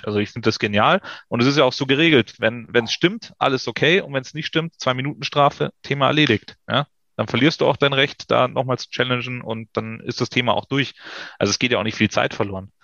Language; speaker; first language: German; native; German